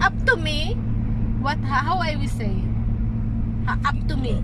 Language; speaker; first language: English; non-native, local second language; Filipino